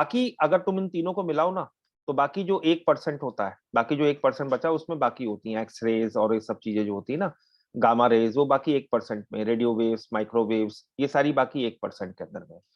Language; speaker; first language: Hindi; native; Hindi